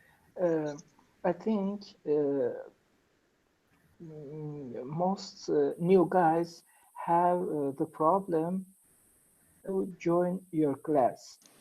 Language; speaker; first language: English; non-native, learner; Persian